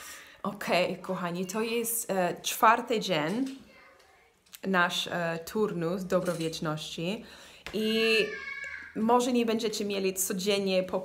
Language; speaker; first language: Polish; non-native, learner; English